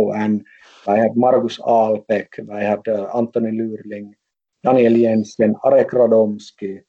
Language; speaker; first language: Dutch; non-native, fluent; Finnish